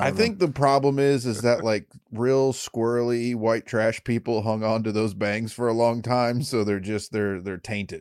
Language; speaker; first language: English; native; English